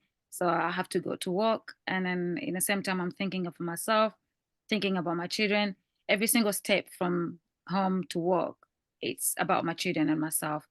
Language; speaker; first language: English; non-native, fluent; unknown